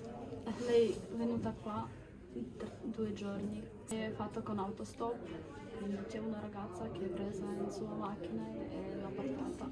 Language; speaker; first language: Italian; non-native, fluent; Ukrainian